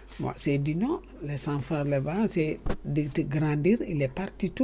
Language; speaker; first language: French; non-native, learner; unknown